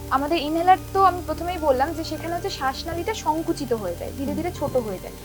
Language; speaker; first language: Bangla; native; Bangla